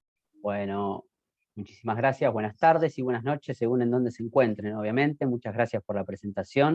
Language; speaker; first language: Spanish; native; Spanish